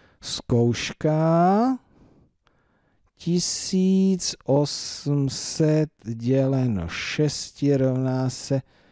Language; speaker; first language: Czech; native; Czech